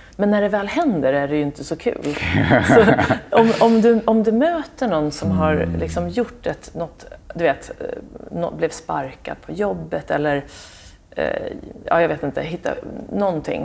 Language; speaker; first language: Swedish; native; Swedish